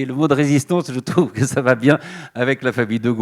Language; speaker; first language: French; native; French